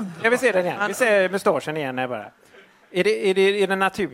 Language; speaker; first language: Swedish; native; Swedish